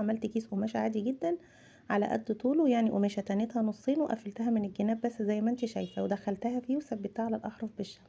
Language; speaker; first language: Arabic; native; Arabic